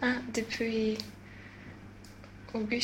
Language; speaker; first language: French; non-native, learner; Swedish